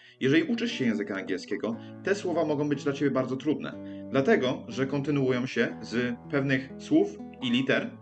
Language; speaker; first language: Polish; early bilingual, heritage; English